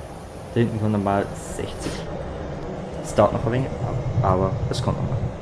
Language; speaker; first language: German; native; German